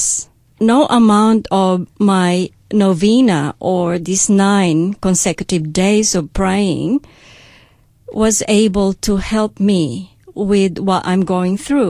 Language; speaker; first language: English; non-native, local second language; Hiligaynon